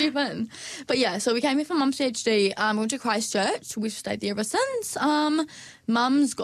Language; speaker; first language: English; non-native, local second language; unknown